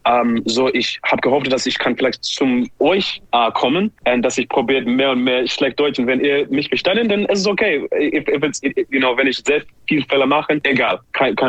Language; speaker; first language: German; non-native, learner; English